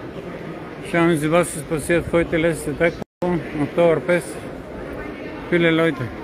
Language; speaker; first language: German; non-native, learner; Bulgarian